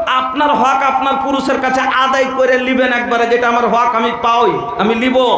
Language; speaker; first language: Bangla; non-native, local second language; Bhojpuri